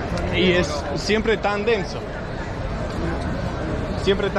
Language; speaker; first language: Spanish; non-native, learner; English